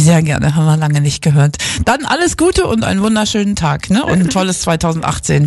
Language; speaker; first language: German; native; German